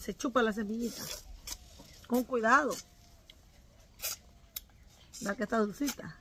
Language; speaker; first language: Spanish; native; Spanish